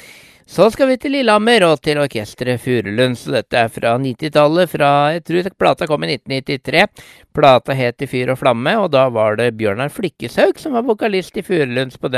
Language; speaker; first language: Norwegian; native; Norwegian